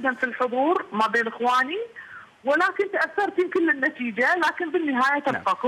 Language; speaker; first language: Arabic; native; Arabic